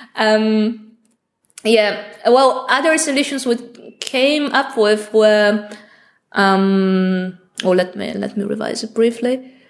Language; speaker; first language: English; non-native, fluent; Bulgarian